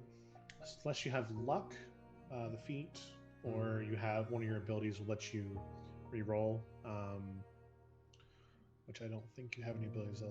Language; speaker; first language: English; native; English